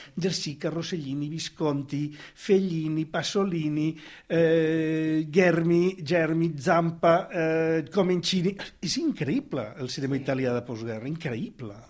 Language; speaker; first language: Catalan; native; Catalan